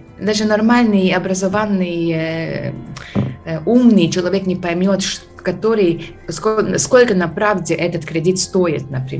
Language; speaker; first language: Russian; non-native, fluent; Latvian